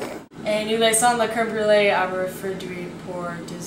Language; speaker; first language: French; non-native, learner; English